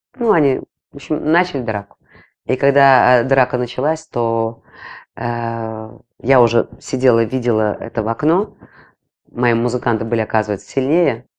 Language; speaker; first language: Russian; non-native, local second language; Latvian